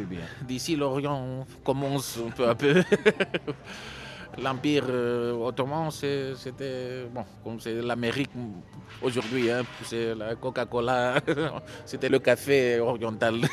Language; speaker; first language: French; non-native, fluent; Romanian